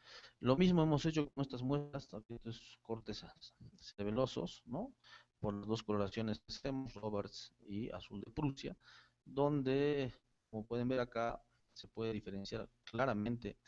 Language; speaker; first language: Spanish; native; Spanish